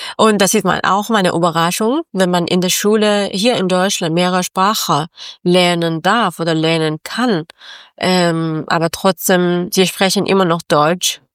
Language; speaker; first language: German; non-native, learner; Persian